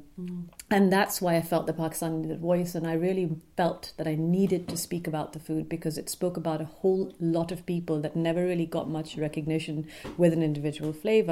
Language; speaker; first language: English; non-native, local second language; Urdu